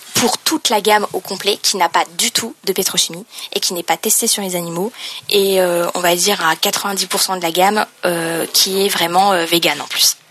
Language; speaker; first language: French; native; French